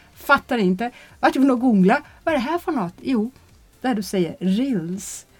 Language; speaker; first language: Swedish; non-native, fluent; Portuguese